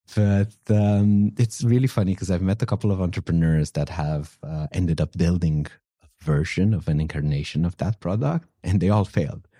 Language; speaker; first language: English; non-native, fluent; Romanian